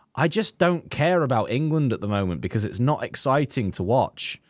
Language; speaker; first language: English; native; English